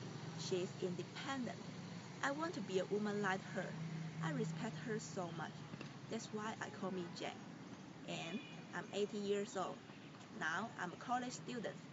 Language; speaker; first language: English; non-native, learner; Chinese